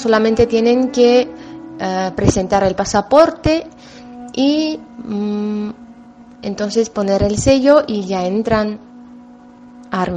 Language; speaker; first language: Spanish; non-native, fluent; Armenian